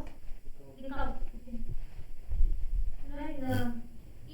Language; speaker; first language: German; non-native, learner; Hindi